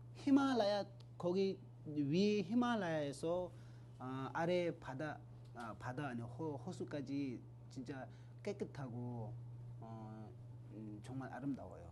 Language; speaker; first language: Korean; non-native, learner; Tibetan